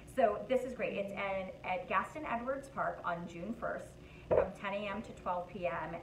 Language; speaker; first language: English; native; English